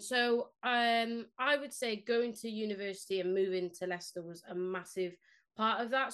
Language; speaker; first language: English; non-native, local second language; Spanish